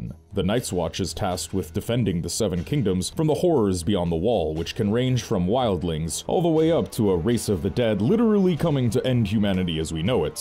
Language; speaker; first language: English; native; English